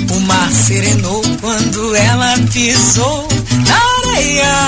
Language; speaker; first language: Portuguese; native; Portuguese